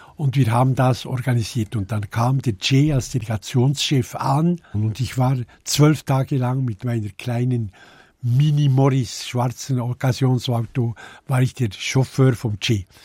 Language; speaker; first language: German; native; German